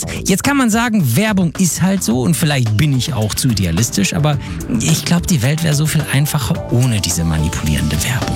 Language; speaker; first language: German; native; German